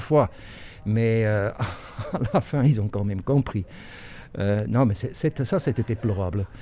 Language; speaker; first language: French; non-native, local second language; German